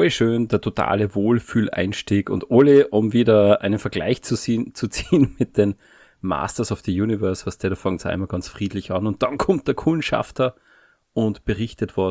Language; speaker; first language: German; native; German